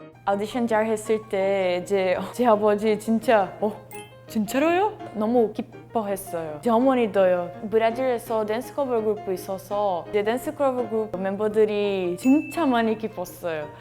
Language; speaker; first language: Korean; non-native, learner; Portuguese